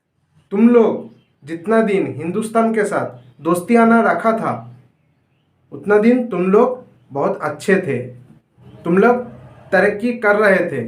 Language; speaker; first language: Hindi; non-native, local second language; Bangla